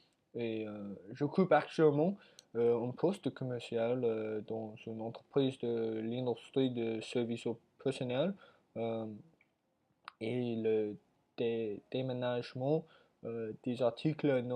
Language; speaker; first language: French; non-native, learner; English